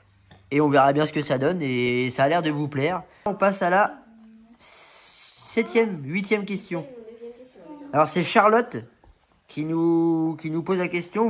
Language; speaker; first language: French; native; French